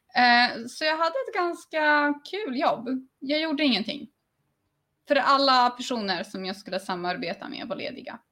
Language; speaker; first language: Swedish; early bilingual, other home language; Polish